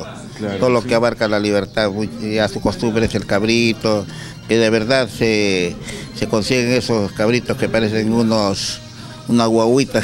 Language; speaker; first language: Spanish; native; Spanish